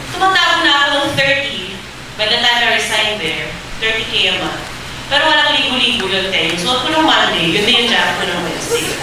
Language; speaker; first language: Filipino; native; Filipino